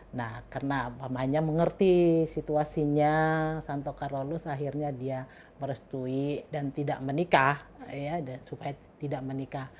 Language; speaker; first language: Indonesian; native; Indonesian